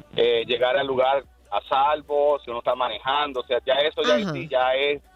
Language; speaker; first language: Spanish; native; Spanish